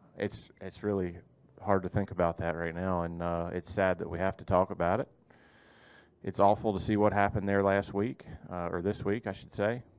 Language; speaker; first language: English; native; English